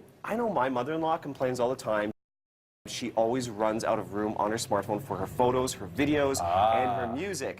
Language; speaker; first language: English; native; English